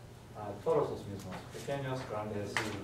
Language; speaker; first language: Spanish; non-native, learner; English